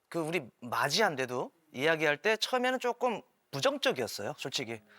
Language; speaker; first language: Korean; native; Korean